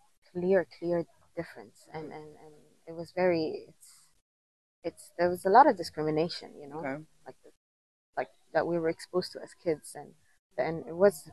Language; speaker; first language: English; non-native, fluent; Somali